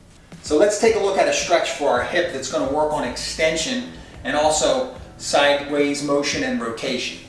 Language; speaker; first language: English; native; English